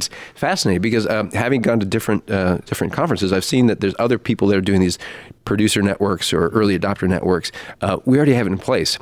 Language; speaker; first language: English; native; English